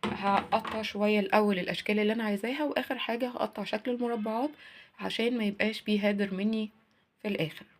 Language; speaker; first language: Arabic; native; Arabic